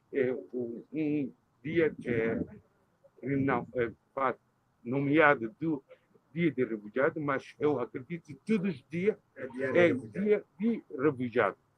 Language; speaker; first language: Portuguese; non-native, learner; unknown